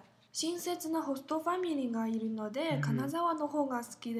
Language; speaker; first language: Japanese; non-native, learner; Chinese